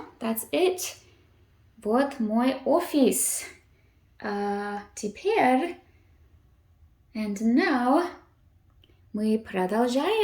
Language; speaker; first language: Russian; early bilingual, heritage; Russian